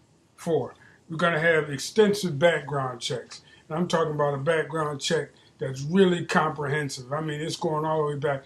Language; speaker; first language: English; native; English